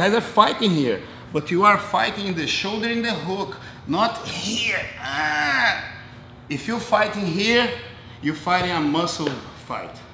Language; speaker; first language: English; non-native, fluent; Portuguese